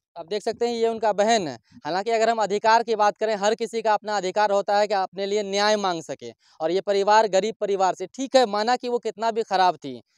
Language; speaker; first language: Hindi; native; Hindi